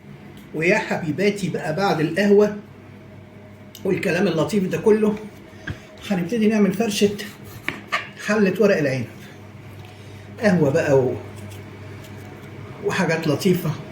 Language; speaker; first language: Arabic; native; Arabic